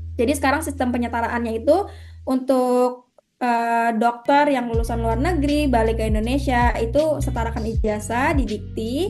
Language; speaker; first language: Indonesian; native; Indonesian